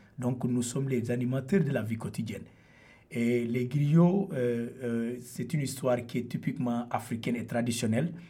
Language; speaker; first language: French; non-native, local second language; Wolof